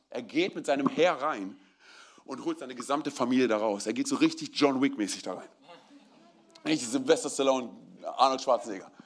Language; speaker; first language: German; early bilingual, other home language; Romanian